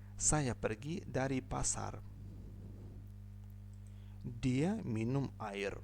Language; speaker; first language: Indonesian; non-native, fluent; Ukrainian